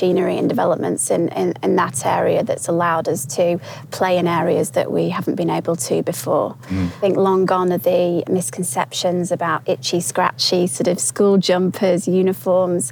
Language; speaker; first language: English; native; English